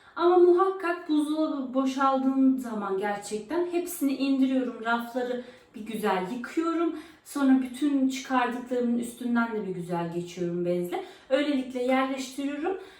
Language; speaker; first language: Turkish; early bilingual, heritage; Turkish